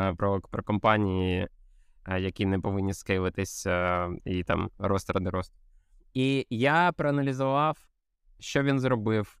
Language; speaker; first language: Ukrainian; native; Ukrainian